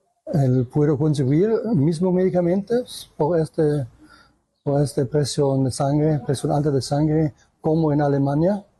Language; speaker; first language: Spanish; non-native, learner; German